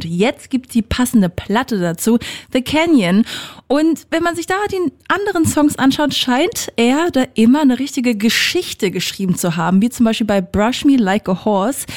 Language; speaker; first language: German; native; German